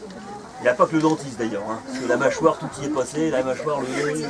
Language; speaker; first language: French; native; French